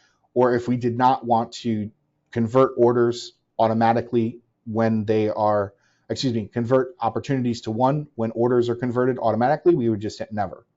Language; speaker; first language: English; native; English